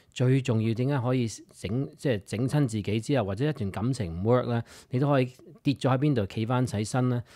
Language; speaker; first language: Cantonese; early bilingual, heritage; Cantonese